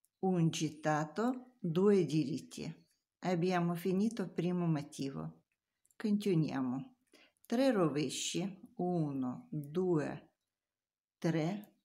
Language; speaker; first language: Italian; non-native, learner; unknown